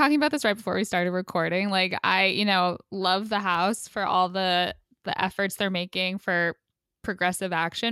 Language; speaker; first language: English; native; English